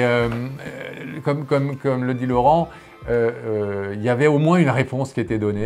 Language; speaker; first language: French; native; French